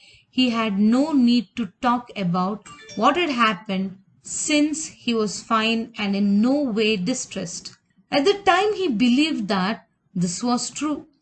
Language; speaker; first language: English; non-native, local second language; Kannada